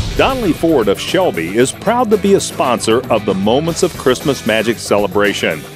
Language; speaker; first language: English; native; English